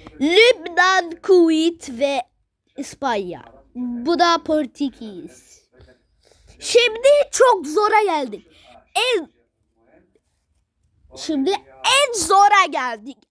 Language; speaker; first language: Turkish; early bilingual, other home language; Arabic